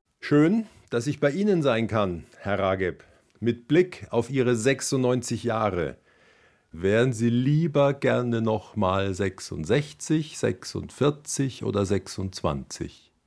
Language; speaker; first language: German; native; German